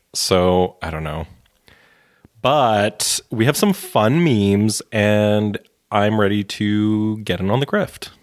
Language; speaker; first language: English; native; English